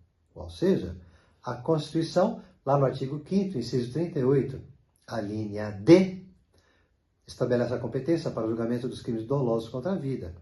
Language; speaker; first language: Portuguese; native; Portuguese